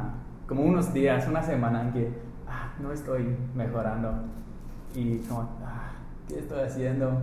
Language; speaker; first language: Spanish; non-native, fluent; English